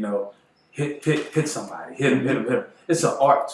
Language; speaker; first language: English; native; English